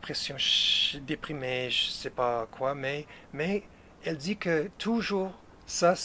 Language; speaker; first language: French; non-native, fluent; English